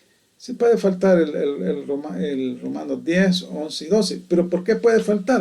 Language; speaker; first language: Spanish; native; Spanish